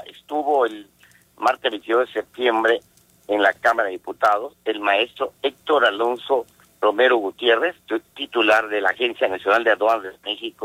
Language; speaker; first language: Spanish; native; Spanish